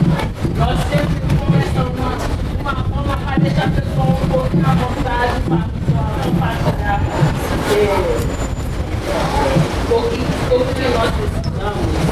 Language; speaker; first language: Portuguese; non-native, learner; Haitian Creole